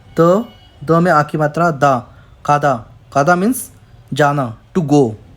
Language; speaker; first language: Hindi; native; Hindi